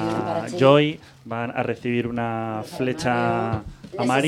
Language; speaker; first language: Spanish; native; Spanish